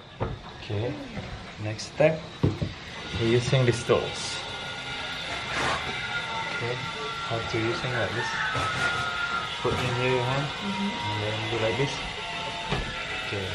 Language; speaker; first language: English; non-native, learner; Balinese